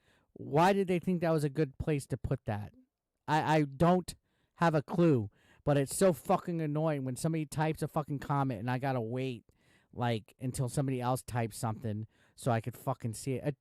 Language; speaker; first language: English; native; English